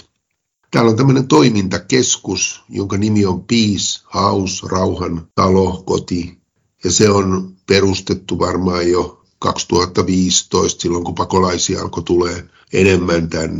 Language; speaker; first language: Finnish; native; Finnish